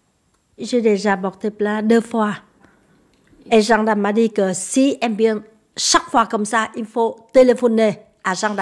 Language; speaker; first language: French; non-native, learner; Vietnamese